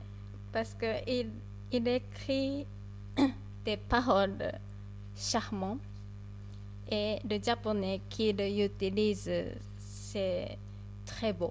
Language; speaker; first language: French; non-native, fluent; Japanese